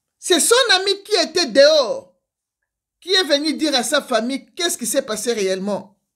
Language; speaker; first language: French; non-native, local second language; Lingala